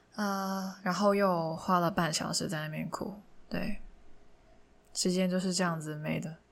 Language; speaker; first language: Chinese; non-native, local second language; Cantonese